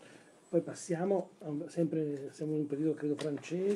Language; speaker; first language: Italian; native; Italian